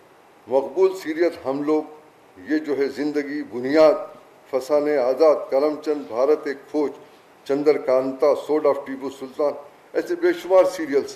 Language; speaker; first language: Urdu; native; Urdu